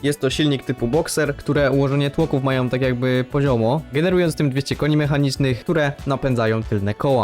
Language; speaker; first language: Polish; native; Polish